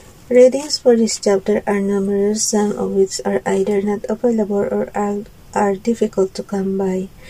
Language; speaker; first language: English; non-native, local second language; Filipino